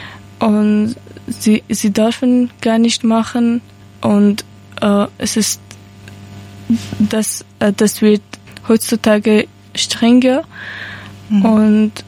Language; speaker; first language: German; non-native, learner; Persian